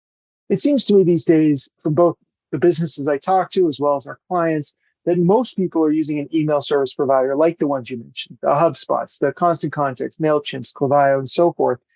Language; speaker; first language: English; native; English